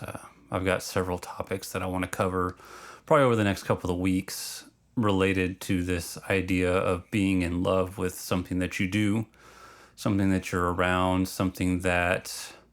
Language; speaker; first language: English; native; English